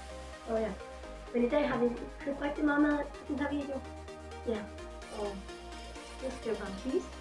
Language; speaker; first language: Danish; early bilingual, other home language; German